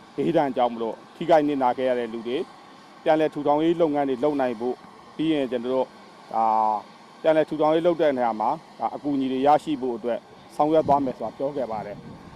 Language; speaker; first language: Burmese; native; Burmese